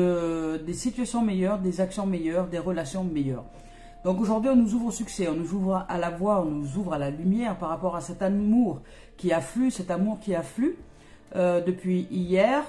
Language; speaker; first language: French; native; French